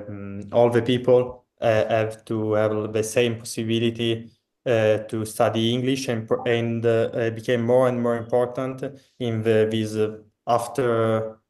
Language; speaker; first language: English; non-native, fluent; Italian